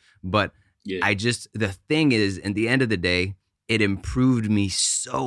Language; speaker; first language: English; non-native, fluent; Hebrew